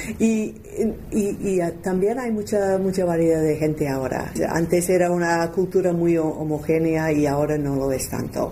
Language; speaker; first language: Spanish; non-native, fluent; English